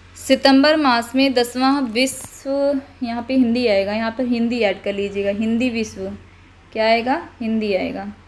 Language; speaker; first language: Hindi; native; Hindi